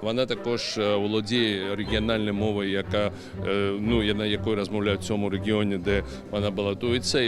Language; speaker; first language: Ukrainian; non-native, learner; Georgian